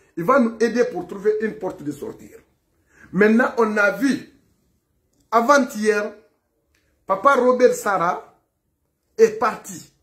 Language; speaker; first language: French; non-native, local second language; Fula